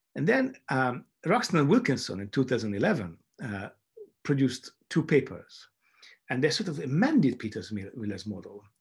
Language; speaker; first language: English; non-native, fluent; Hungarian